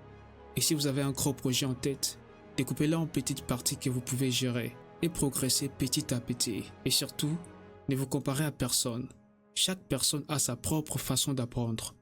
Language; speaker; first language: French; native; French